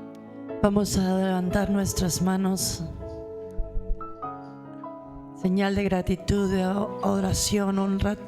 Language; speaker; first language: Spanish; native; Spanish